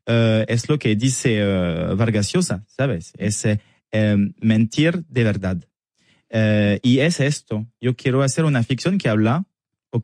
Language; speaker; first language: Spanish; non-native, learner; French